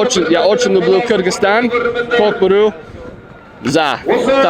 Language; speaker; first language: Russian; non-native, learner; English